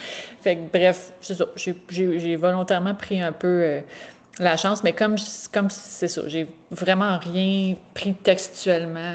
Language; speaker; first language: French; native; French